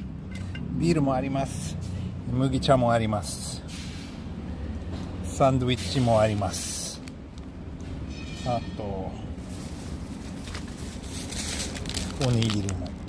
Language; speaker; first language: Japanese; non-native, fluent; Swedish